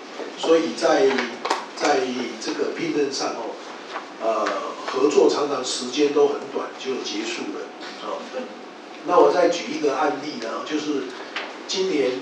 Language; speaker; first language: Chinese; native; Chinese